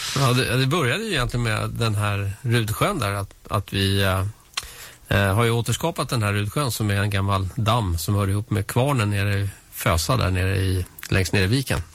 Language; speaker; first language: Swedish; native; Swedish